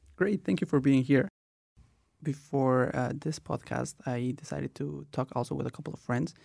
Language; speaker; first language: English; non-native, fluent; Spanish